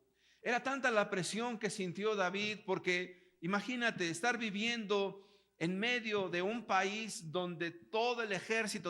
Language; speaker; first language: Spanish; native; Spanish